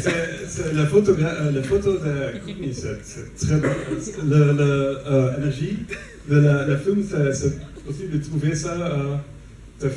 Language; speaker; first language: French; non-native, learner; English